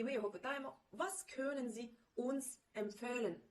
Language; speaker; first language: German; non-native, fluent; Ukrainian